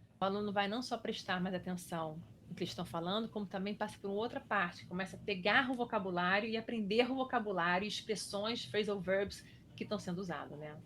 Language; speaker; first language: Portuguese; native; Portuguese